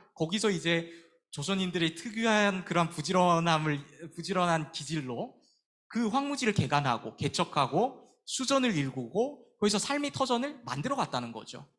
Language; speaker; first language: Korean; native; Korean